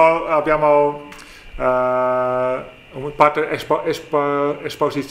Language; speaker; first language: Italian; non-native, learner; Dutch